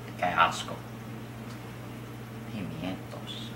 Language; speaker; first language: Spanish; non-native, learner; English